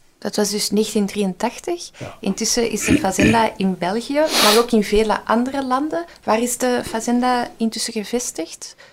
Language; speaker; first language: Dutch; native; Dutch